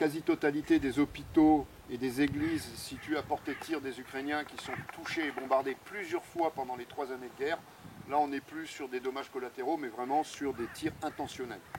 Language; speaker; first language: French; native; French